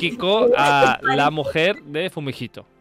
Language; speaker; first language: Spanish; native; Spanish